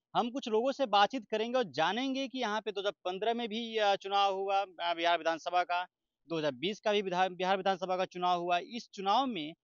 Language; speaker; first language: Hindi; native; Hindi